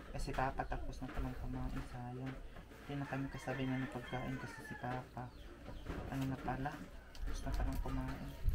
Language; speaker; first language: Filipino; non-native, local second language; Cebuano